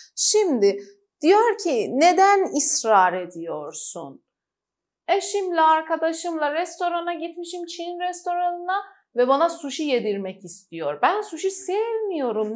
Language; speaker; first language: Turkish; non-native, fluent; Persian